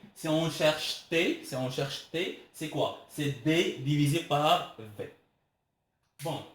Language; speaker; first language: French; non-native, local second language; Arabic